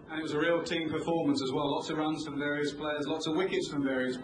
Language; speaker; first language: English; native; English